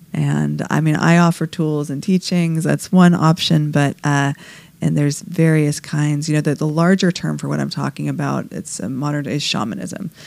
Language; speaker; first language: English; native; English